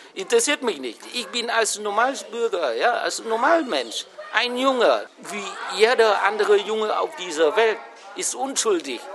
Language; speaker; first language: German; non-native, fluent; Vietnamese